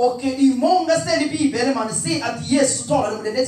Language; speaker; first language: Swedish; non-native, fluent; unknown